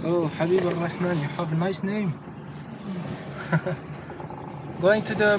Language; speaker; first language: English; non-native, learner; French